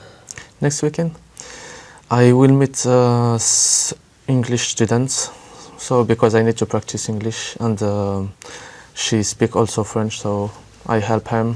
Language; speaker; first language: English; non-native, learner; French